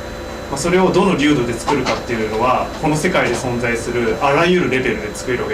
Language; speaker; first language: Japanese; native; Japanese